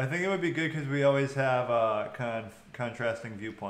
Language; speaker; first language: English; native; English